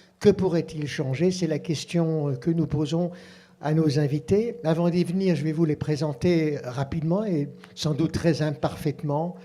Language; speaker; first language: French; native; French